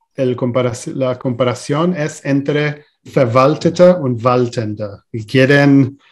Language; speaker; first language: Spanish; non-native, fluent; English